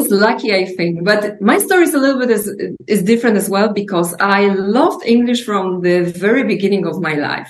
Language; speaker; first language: English; non-native, fluent; Polish